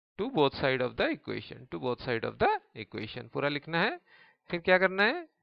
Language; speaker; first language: Hindi; native; Hindi